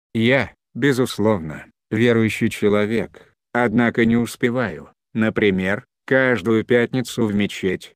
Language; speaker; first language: Russian; non-native, local second language; Chechen